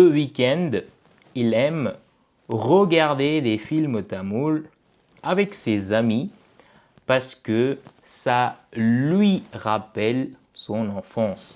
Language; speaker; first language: French; non-native, fluent; Tamil